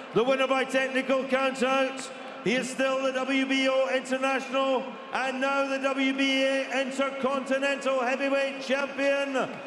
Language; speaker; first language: English; native; English